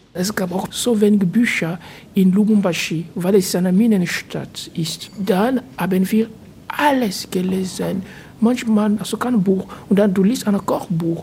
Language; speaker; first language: German; non-native, fluent; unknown